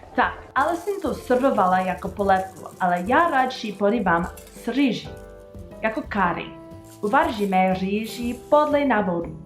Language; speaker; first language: Czech; non-native, learner; English